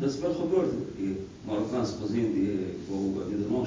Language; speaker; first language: Dutch; non-native, learner; Arabic